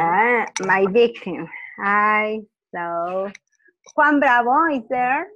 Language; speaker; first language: English; non-native, learner; Spanish